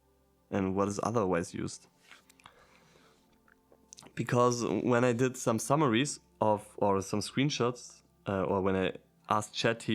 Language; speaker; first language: English; non-native, fluent; German